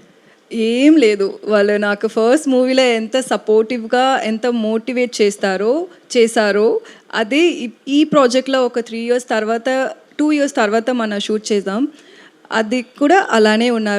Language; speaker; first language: Telugu; non-native, learner; Tamil